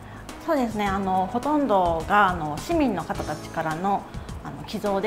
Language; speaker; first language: Japanese; native; Japanese